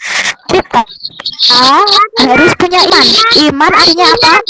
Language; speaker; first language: Indonesian; native; Indonesian